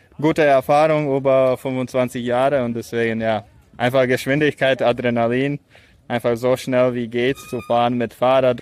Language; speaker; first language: German; non-native, fluent; Latvian